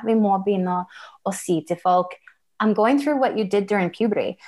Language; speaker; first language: English; early bilingual, other home language; Norwegian